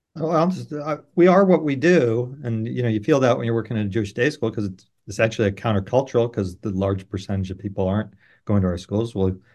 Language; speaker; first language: English; native; English